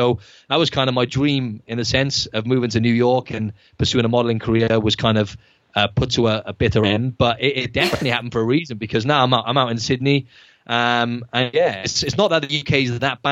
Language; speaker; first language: English; native; English